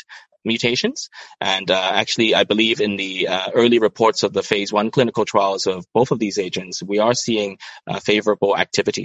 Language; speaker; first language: English; non-native, local second language; Cantonese